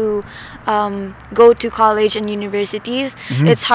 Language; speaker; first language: English; non-native, local second language; Filipino